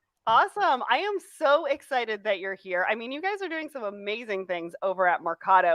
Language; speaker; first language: English; native; English